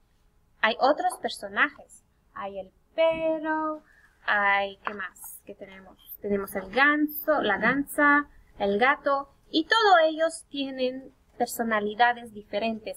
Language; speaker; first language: Spanish; non-native, fluent; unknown